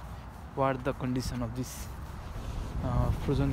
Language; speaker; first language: English; non-native, learner; Nepali